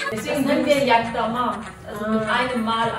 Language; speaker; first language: German; early bilingual, other home language; Persian